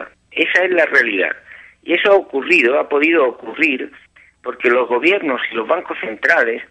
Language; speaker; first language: Spanish; native; Spanish